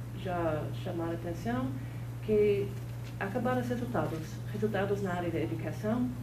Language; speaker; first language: Portuguese; non-native, fluent; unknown